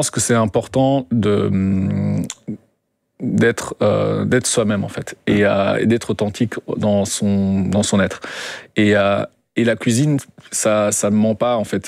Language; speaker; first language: French; non-native, fluent; Kinyarwanda